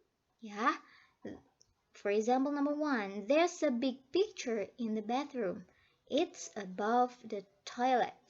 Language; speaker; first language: English; non-native, fluent; Indonesian